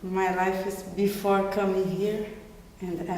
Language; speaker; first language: English; non-native, fluent; Portuguese